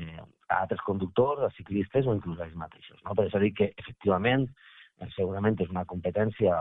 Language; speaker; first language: Catalan; native; Catalan